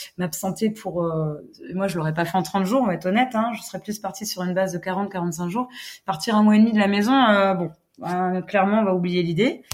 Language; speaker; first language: French; non-native, fluent; English